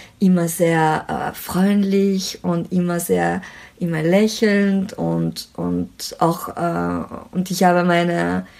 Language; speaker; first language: German; non-native, fluent; French